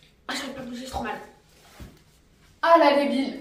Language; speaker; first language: French; native; French